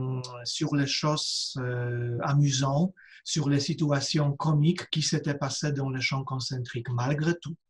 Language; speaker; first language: French; non-native, fluent; Polish